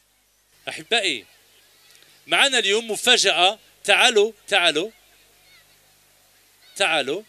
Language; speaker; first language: Arabic; native; Arabic